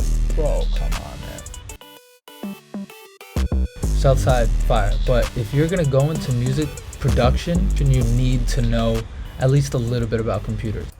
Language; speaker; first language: English; native; English